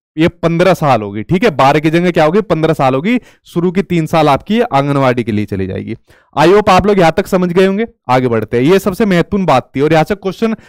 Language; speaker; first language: Hindi; native; Hindi